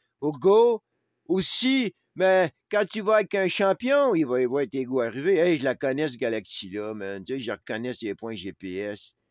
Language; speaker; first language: French; native; French